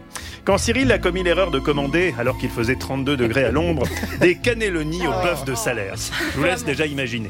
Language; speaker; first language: French; native; French